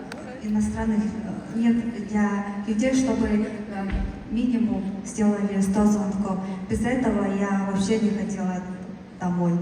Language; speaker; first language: Russian; non-native, learner; Mongolian